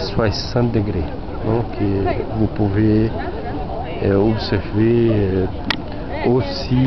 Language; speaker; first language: French; non-native, learner; Portuguese